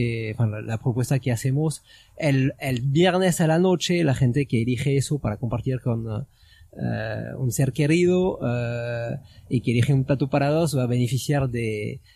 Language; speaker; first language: Spanish; non-native, fluent; French